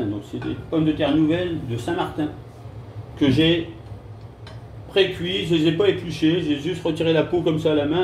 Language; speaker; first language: French; native; French